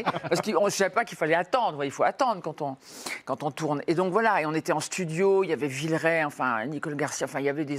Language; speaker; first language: French; native; French